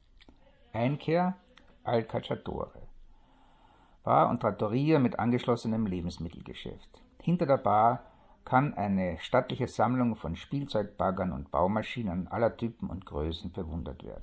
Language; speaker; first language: German; native; German